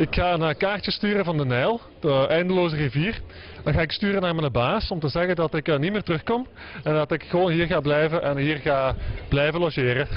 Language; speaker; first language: Dutch; native; Dutch